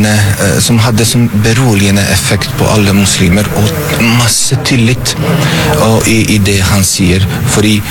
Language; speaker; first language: Norwegian; non-native, fluent; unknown